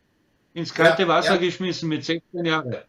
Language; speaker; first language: German; native; German